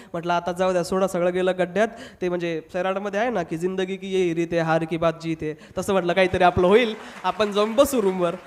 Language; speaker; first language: Marathi; non-native, local second language; Hindi